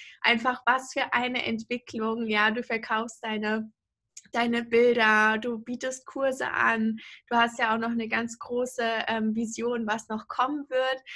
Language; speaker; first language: German; native; German